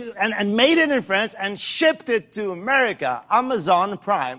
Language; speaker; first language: English; non-native, fluent; French